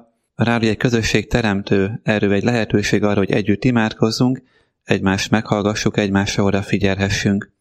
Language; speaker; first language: Hungarian; native; Hungarian